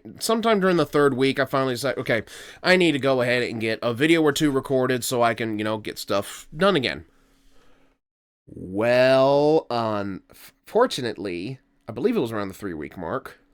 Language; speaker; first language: English; native; English